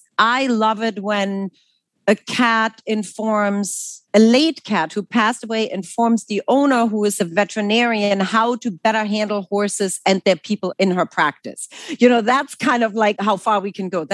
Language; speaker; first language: English; non-native, fluent; German